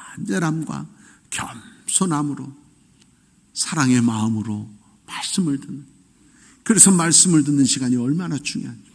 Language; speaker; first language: Korean; native; Korean